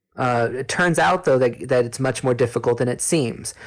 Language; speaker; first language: English; native; English